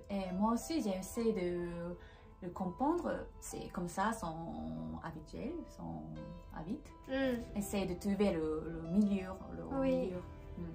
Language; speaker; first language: French; non-native, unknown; Japanese